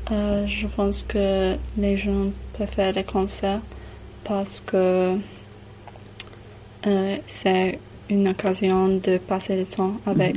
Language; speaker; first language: French; non-native, learner; English